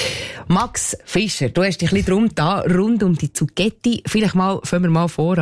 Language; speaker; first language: German; native; German